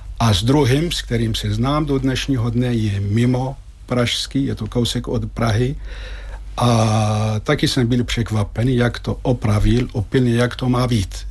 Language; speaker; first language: Czech; non-native, fluent; Arabic